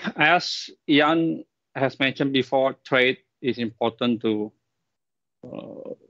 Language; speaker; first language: English; non-native, fluent; Indonesian